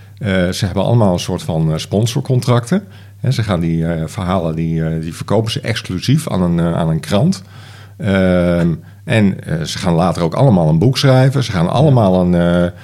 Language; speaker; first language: Dutch; native; Dutch